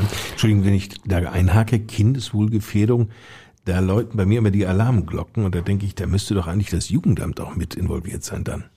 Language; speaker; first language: German; native; German